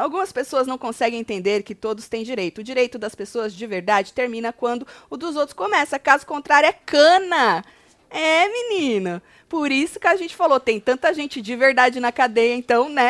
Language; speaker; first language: Portuguese; native; Portuguese